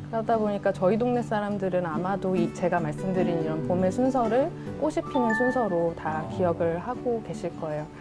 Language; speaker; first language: Korean; native; Korean